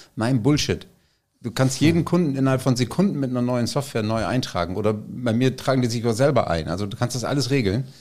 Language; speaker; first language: German; native; German